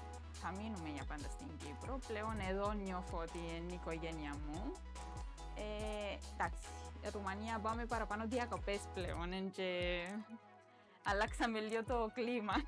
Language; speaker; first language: Greek; non-native, fluent; Romanian